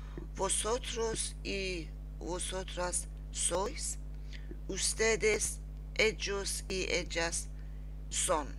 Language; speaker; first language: Spanish; non-native, learner; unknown